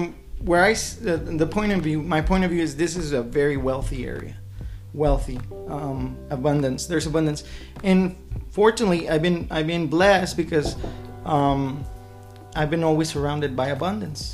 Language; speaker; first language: English; non-native, fluent; Spanish